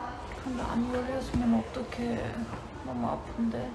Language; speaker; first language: Korean; non-native, fluent; German